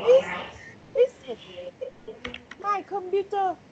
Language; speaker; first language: English; non-native, learner; Vietnamese